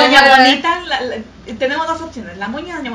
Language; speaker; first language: Spanish; native; Spanish